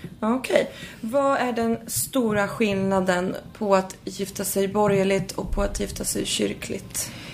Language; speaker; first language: Swedish; native; Swedish